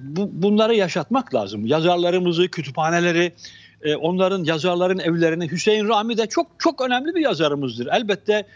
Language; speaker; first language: Turkish; native; Turkish